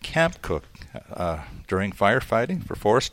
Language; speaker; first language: English; non-native, fluent; Cree